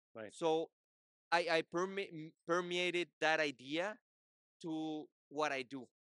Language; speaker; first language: English; non-native, fluent; Portuguese